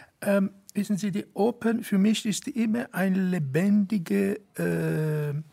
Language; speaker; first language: German; non-native, fluent; Italian